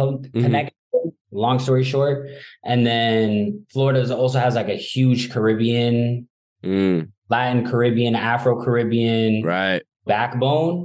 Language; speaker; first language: English; native; English